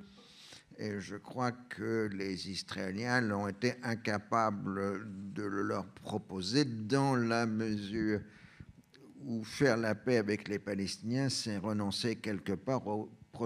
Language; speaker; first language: French; native; French